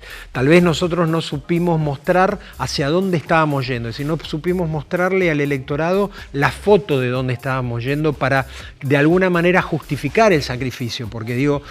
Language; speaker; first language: Spanish; native; Spanish